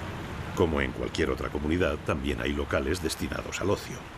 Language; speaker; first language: Spanish; native; Spanish